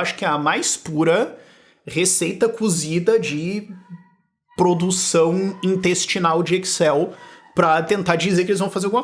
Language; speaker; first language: Portuguese; native; Portuguese